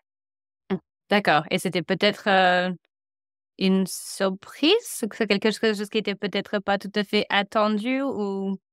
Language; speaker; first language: French; non-native, fluent; English